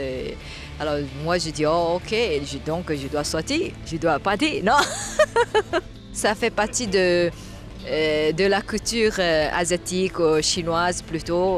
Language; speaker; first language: French; non-native, fluent; Chinese